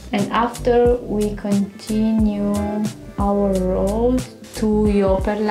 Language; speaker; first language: English; non-native, learner; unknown